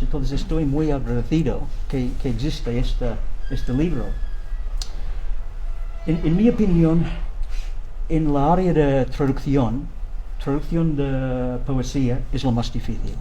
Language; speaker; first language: Spanish; non-native, learner; English